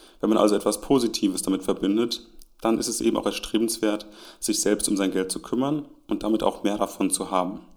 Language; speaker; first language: German; native; German